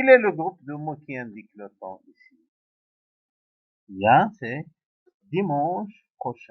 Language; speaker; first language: French; non-native, local second language; Arabic